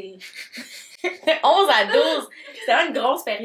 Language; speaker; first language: French; native; French